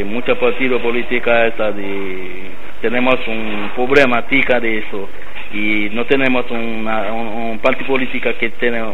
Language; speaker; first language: Spanish; non-native, learner; Haitian Creole